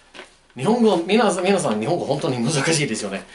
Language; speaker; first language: Japanese; non-native, learner; English